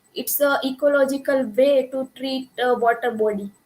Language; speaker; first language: English; non-native, local second language; Gujarati